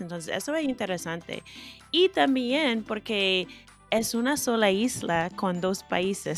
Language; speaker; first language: Spanish; non-native, fluent; English